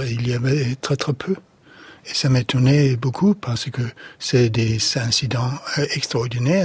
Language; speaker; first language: French; non-native, fluent; Danish